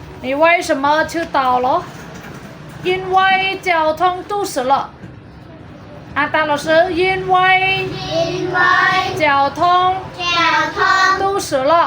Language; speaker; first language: Chinese; non-native, fluent; Khmer